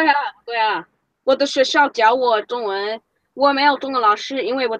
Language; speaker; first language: Chinese; non-native, learner; English